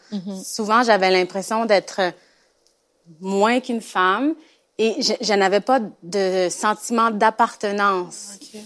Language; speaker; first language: French; native; French